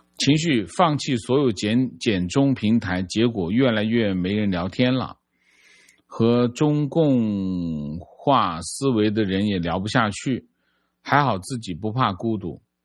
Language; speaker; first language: Chinese; native; Chinese